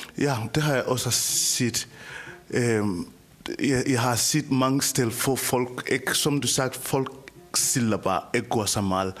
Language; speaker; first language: Danish; non-native, fluent; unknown